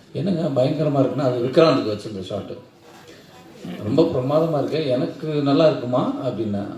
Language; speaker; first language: Tamil; native; Tamil